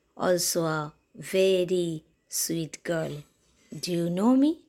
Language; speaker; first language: English; non-native, local second language; Bangla